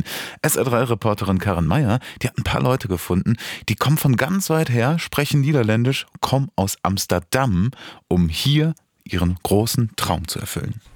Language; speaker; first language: German; native; German